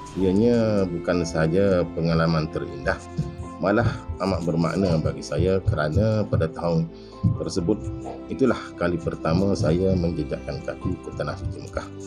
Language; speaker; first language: Malay; native; Malay